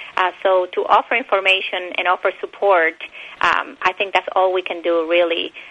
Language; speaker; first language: English; non-native, fluent; Spanish